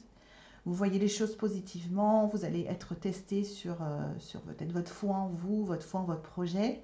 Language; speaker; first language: French; native; French